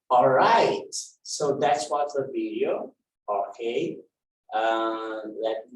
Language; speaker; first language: English; non-native, fluent; Portuguese